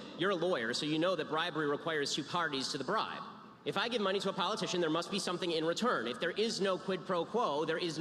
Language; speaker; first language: English; native; English